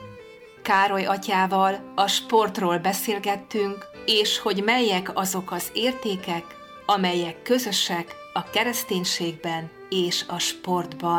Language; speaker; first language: Hungarian; native; Hungarian